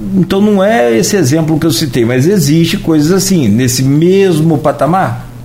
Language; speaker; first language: Portuguese; native; Portuguese